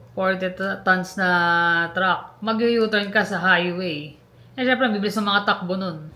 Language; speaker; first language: Filipino; native; Filipino